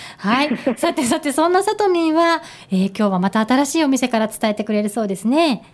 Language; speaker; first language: Japanese; native; Japanese